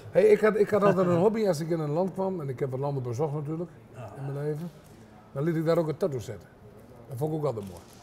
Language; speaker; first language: Dutch; native; Dutch